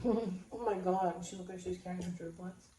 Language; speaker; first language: English; native; English